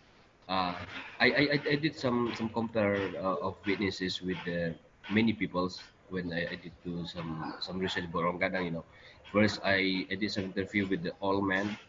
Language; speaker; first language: English; non-native, learner; Indonesian